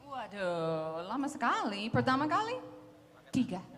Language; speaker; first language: Indonesian; non-native, fluent; English